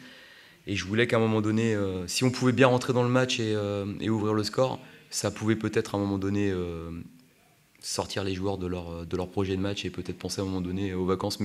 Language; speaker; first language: French; native; French